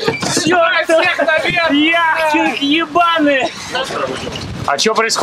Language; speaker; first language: Russian; native; Russian